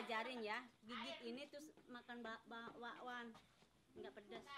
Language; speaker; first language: Indonesian; native; Indonesian